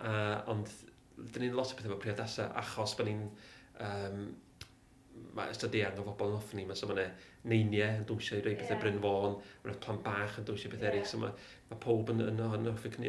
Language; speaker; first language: Welsh; native; Welsh